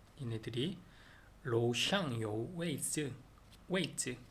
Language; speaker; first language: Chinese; non-native, learner; Korean